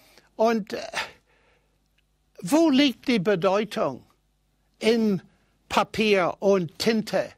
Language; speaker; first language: German; non-native, fluent; English